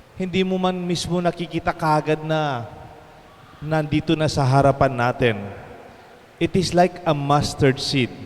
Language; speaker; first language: Filipino; non-native, local second language; Pampanga